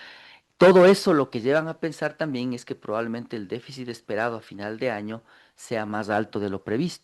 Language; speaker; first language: Spanish; native; Spanish